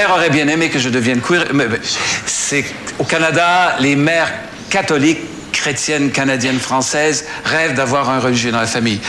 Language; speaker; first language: French; native; French